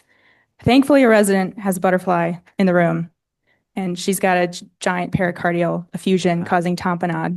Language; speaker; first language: English; native; English